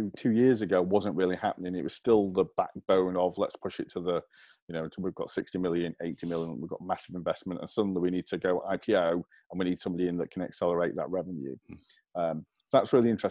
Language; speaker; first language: English; native; English